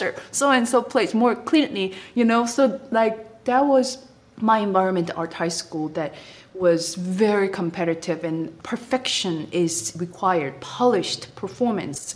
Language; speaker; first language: English; non-native, fluent; Korean